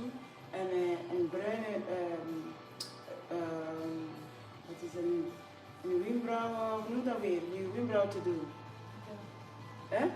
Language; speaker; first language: Dutch; non-native, fluent; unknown